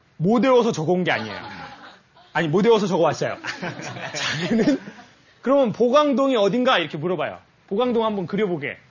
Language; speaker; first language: Korean; native; Korean